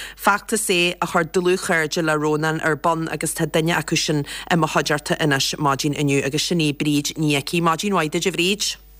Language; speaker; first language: Irish; native; Irish